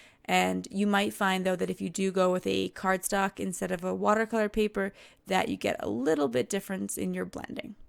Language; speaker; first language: English; native; English